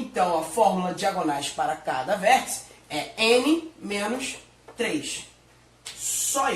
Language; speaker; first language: Portuguese; native; Portuguese